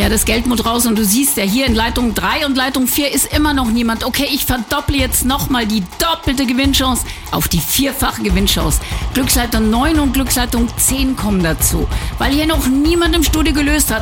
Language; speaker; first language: German; native; German